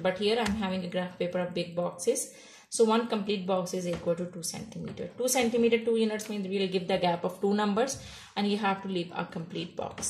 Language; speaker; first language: English; non-native, local second language; Urdu